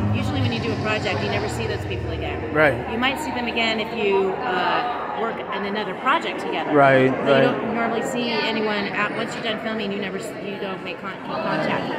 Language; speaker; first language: English; native; English